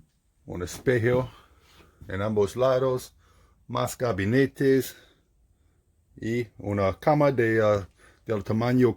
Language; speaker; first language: Spanish; non-native, fluent; English